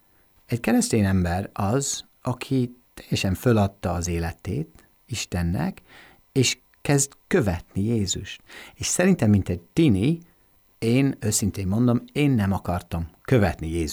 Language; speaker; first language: Hungarian; non-native, fluent; English